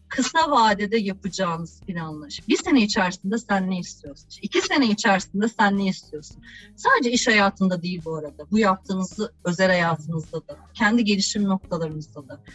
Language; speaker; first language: Turkish; native; Turkish